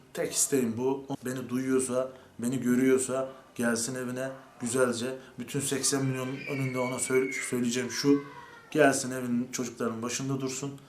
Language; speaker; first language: Turkish; native; Turkish